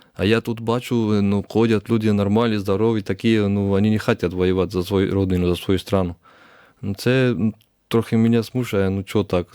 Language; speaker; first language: Ukrainian; non-native, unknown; Georgian